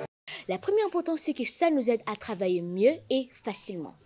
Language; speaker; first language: French; non-native, local second language; Kinyarwanda